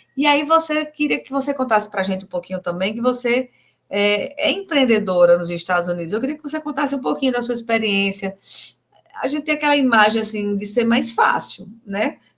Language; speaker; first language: Portuguese; native; Portuguese